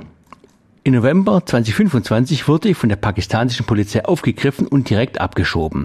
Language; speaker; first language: German; native; German